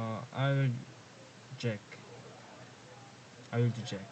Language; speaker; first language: English; non-native, learner; Korean